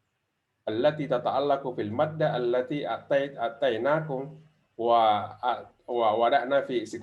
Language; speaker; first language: Arabic; non-native, fluent; Indonesian